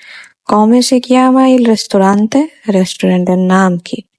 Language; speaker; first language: Italian; non-native, fluent; Bangla